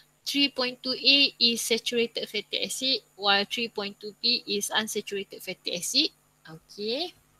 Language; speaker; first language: English; non-native, local second language; Malay